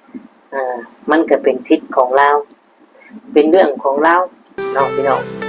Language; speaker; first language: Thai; non-native, local second language; Lao